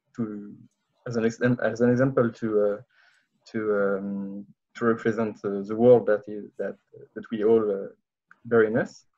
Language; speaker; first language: English; non-native, learner; French